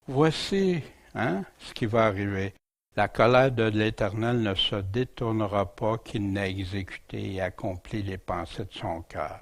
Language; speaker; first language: French; native; French